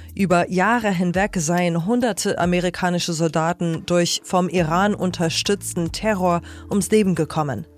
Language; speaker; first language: German; native; German